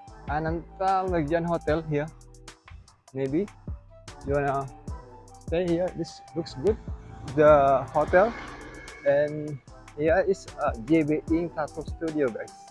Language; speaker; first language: English; non-native, learner; Indonesian